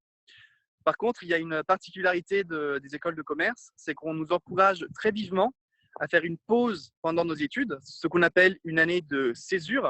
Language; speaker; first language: French; non-native, fluent; Italian